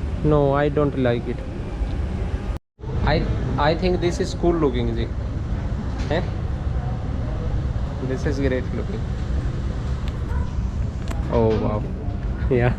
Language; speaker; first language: English; non-native, learner; Hindi